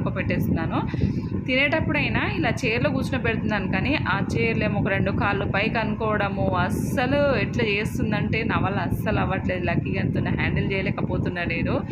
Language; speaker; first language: Telugu; native; Telugu